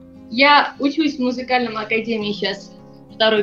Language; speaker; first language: Russian; non-native, learner; Armenian